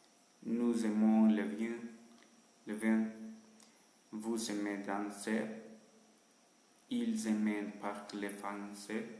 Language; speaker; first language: French; non-native, learner; Spanish